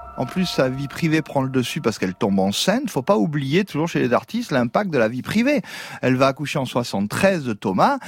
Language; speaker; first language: French; native; French